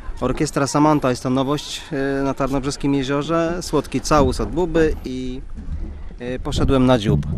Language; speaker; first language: Polish; native; Polish